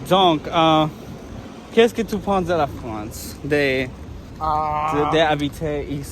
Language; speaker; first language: French; non-native, learner; English